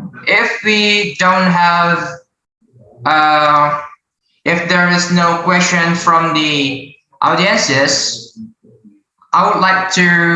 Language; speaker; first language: English; non-native, learner; Indonesian